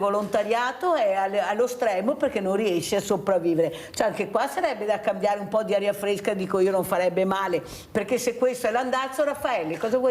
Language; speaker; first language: Italian; native; Italian